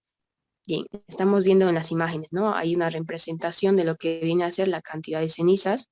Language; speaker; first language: Spanish; native; Spanish